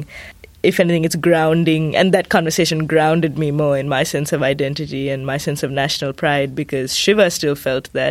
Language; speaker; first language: English; non-native, local second language; Sinhala